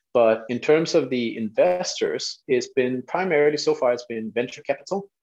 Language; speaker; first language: English; non-native, fluent; Danish